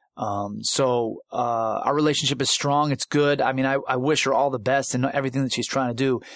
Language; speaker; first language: English; native; English